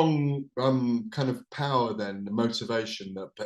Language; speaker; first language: English; native; English